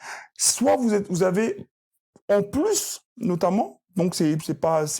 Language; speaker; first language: French; native; French